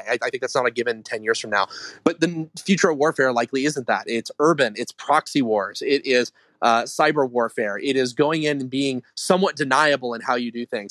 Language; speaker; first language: English; native; English